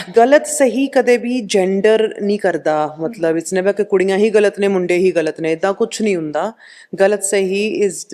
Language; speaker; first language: Punjabi; early bilingual, heritage; Punjabi